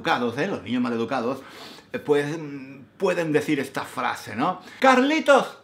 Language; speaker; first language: Spanish; native; Spanish